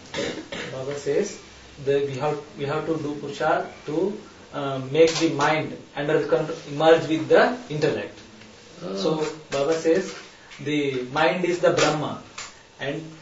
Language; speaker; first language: Hindi; native; Hindi